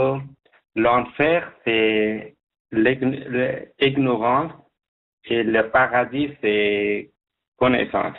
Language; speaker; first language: French; non-native, fluent; Persian